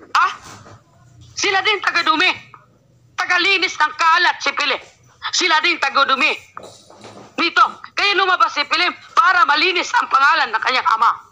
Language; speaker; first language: Filipino; non-native, local second language; Cebuano